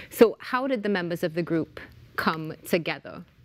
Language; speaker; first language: English; native; English